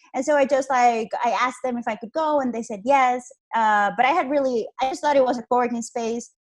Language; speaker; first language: English; non-native, fluent; Spanish